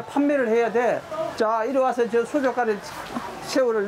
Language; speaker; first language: Korean; native; Korean